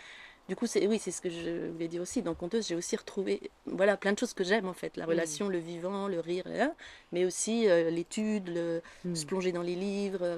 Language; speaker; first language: French; native; French